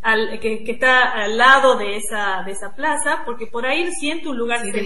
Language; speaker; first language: Spanish; native; Spanish